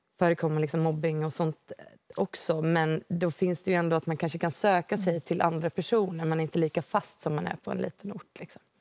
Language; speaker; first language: Swedish; native; Swedish